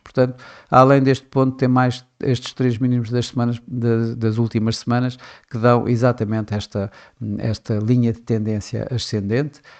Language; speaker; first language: Portuguese; native; Portuguese